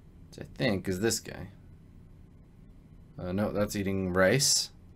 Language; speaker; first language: English; native; English